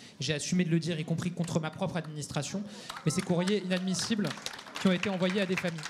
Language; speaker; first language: French; native; French